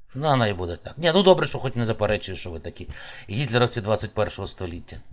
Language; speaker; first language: Ukrainian; native; Ukrainian